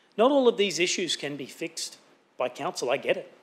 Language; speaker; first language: English; native; English